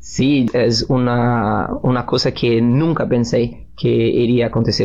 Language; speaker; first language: Spanish; non-native, learner; Portuguese